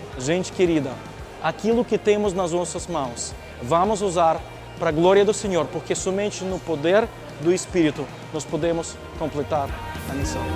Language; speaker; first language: Portuguese; non-native, fluent; Ukrainian